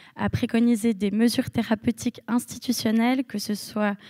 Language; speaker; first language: French; native; French